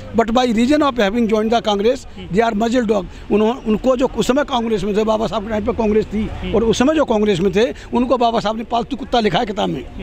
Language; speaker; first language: Hindi; native; Hindi